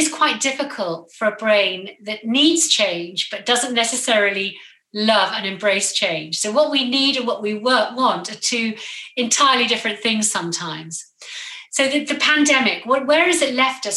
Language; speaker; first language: English; native; English